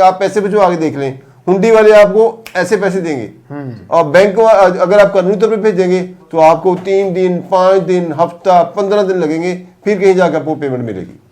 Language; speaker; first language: Urdu; non-native, local second language; Punjabi